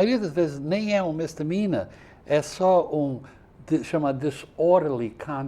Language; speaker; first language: Portuguese; non-native, fluent; English